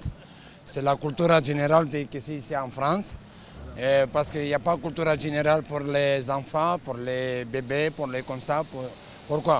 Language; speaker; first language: French; non-native, learner; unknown